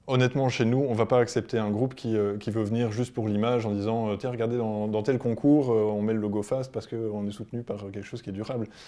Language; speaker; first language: French; native; French